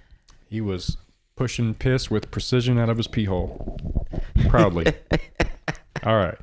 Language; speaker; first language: English; native; English